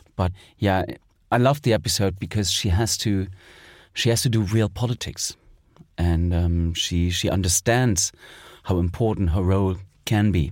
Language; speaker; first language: English; non-native, fluent; German